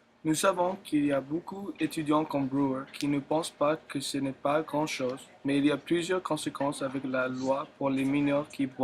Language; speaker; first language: French; non-native, learner; English